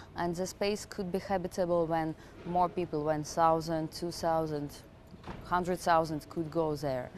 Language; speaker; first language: English; non-native, fluent; Russian